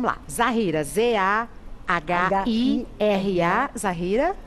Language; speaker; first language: Portuguese; native; Portuguese